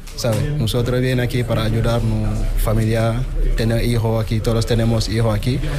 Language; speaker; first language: Spanish; non-native, learner; Wolof